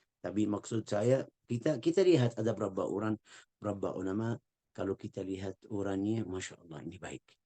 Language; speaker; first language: Indonesian; non-native, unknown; Arabic